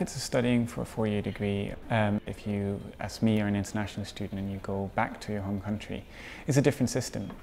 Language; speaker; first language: English; non-native, fluent; Danish